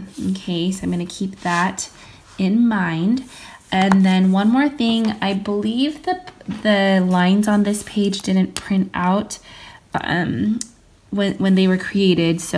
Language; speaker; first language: English; native; English